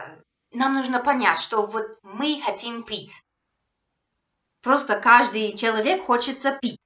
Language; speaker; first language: Russian; non-native, fluent; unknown